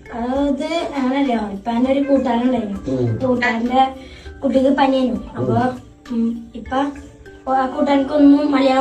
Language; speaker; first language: Malayalam; non-native, local second language; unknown